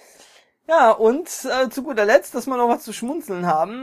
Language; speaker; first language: German; native; German